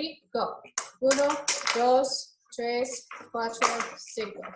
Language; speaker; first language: Spanish; non-native, fluent; English